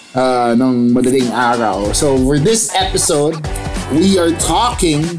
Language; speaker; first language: English; non-native, local second language; Filipino